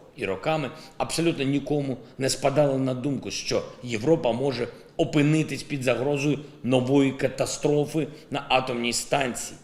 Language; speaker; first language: Ukrainian; non-native, local second language; Russian